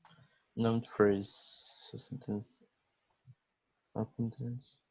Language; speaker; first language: English; non-native, learner; Spanish